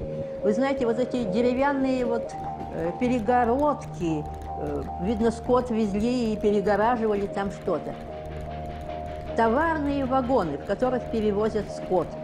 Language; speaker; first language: Russian; native; Russian